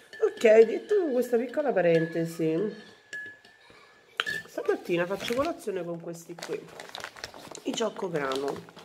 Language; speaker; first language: Italian; native; Italian